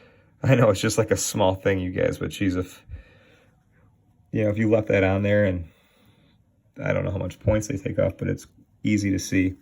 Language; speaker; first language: English; native; English